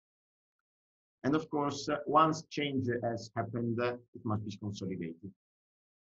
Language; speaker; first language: English; non-native, fluent; Italian